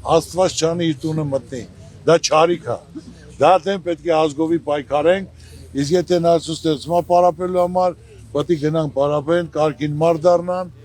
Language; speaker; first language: Armenian; native; Armenian